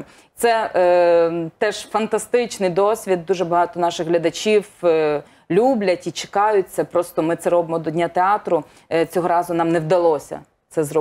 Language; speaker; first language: Ukrainian; native; Ukrainian